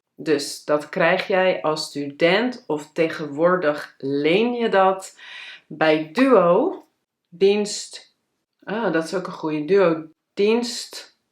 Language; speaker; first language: Dutch; native; Dutch